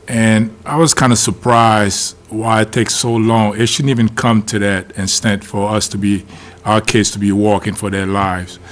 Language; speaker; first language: English; non-native, fluent; Haitian Creole